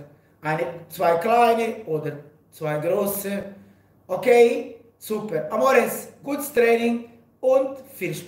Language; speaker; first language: German; non-native, fluent; Portuguese